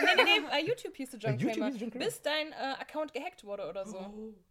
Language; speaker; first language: German; native; German